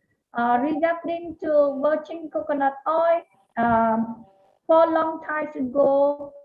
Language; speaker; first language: English; non-native, learner; Vietnamese